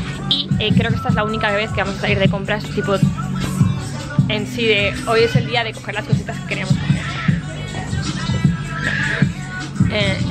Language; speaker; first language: Spanish; native; Spanish